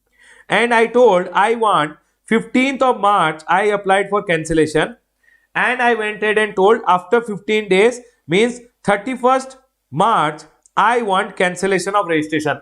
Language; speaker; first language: English; non-native, local second language; Hindi